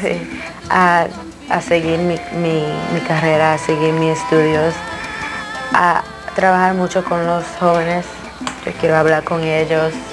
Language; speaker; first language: Spanish; early bilingual, heritage; Spanish